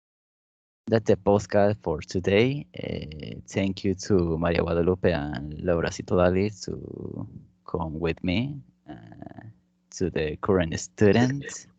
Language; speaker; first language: English; non-native, learner; Spanish